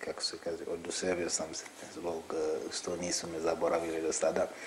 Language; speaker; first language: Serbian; non-native, fluent; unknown